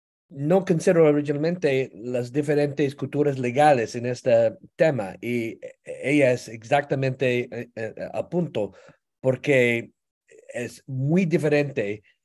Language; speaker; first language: Spanish; non-native, fluent; English